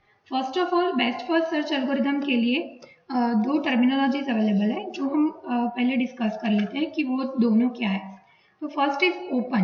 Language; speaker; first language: Hindi; non-native, local second language; Gujarati